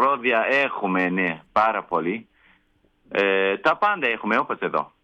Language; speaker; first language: Greek; non-native, learner; Kurdish